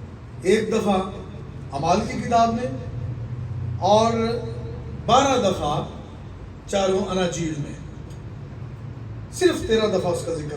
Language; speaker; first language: Urdu; native; Urdu